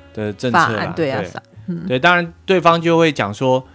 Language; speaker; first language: Chinese; native; Chinese